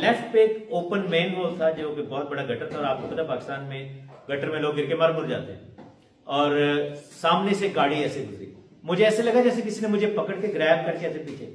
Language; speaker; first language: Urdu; non-native, local second language; Punjabi